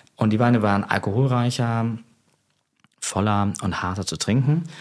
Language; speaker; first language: German; native; German